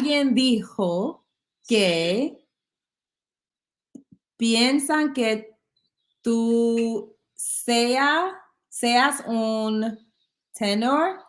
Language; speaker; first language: Spanish; non-native, learner; English